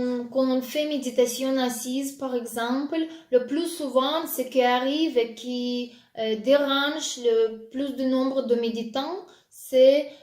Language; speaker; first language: French; non-native, fluent; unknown